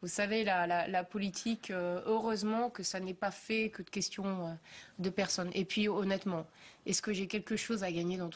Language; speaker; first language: French; native; French